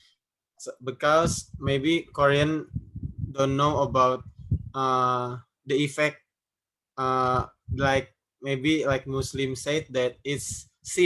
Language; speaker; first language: English; non-native, learner; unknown